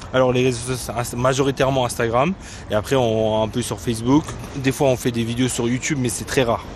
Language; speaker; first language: French; non-native, fluent; Tibetan